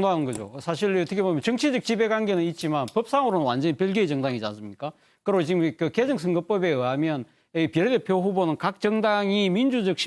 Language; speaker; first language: Korean; native; Korean